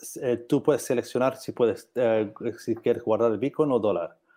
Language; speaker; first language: Spanish; non-native, learner; English